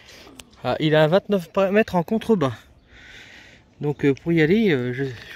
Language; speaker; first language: French; native; French